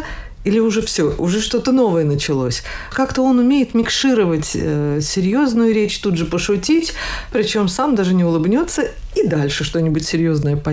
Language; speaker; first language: Russian; native; Russian